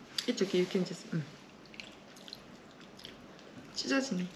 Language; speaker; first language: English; non-native, learner; Korean